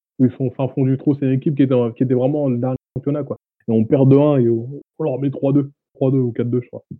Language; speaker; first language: French; native; French